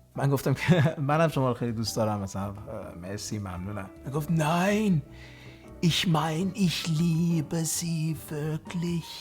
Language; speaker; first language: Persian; early bilingual, heritage; Persian